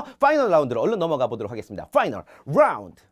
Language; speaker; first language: Korean; native; Korean